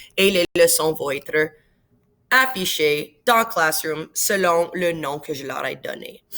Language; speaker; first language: French; non-native, local second language; English